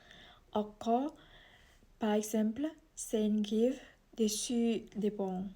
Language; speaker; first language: French; non-native, learner; Vietnamese